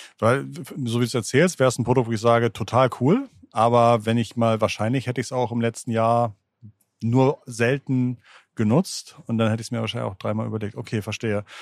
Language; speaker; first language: German; native; German